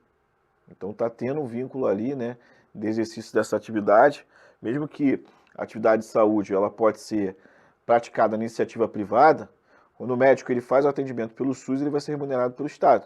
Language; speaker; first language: Portuguese; native; Portuguese